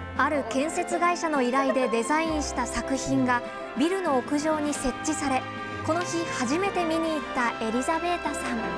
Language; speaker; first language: Japanese; native; Japanese